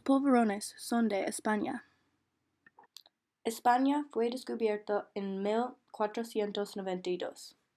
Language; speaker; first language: Spanish; non-native, learner; English